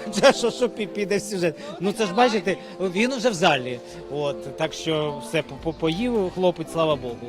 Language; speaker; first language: Ukrainian; native; Ukrainian